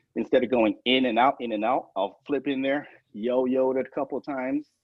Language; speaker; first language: English; native; English